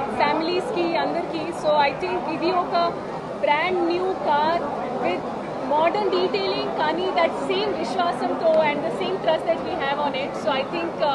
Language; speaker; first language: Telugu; non-native, learner; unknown